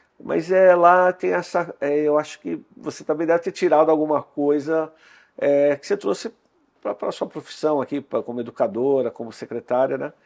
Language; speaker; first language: Portuguese; native; Portuguese